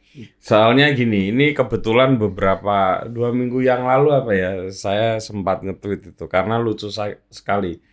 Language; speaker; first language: Indonesian; native; Indonesian